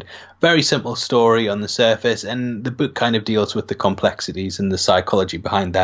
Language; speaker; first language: English; native; English